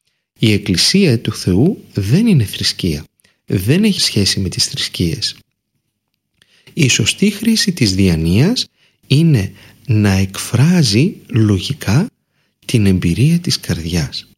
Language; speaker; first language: Greek; native; Greek